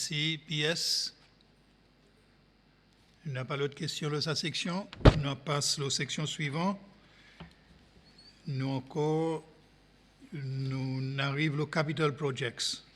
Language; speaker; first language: French; non-native, local second language; Seselwa Creole French